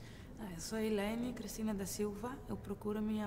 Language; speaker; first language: Portuguese; non-native, learner; Dutch